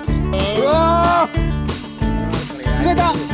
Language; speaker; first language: Japanese; native; Japanese